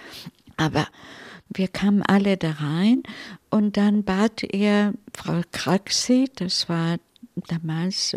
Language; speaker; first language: German; non-native, fluent; Italian